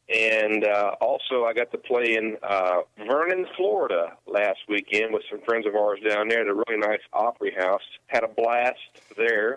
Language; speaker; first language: English; native; English